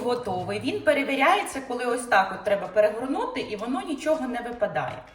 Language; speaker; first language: Ukrainian; non-native, local second language; Russian